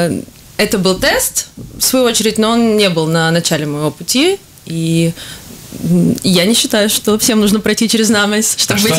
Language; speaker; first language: Russian; native; Russian